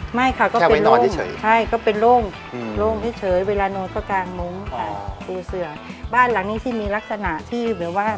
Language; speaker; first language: Thai; non-native, local second language; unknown